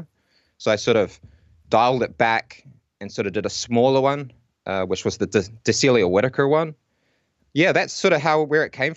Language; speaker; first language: English; native; English